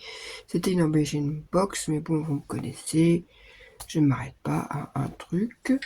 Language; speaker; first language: French; native; French